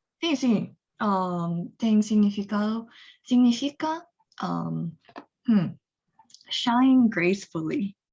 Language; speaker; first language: Portuguese; non-native, fluent; Korean